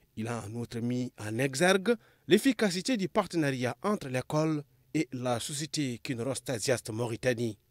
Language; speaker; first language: French; non-native, local second language; Arabic